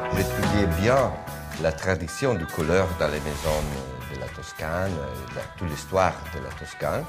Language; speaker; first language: French; non-native, learner; Italian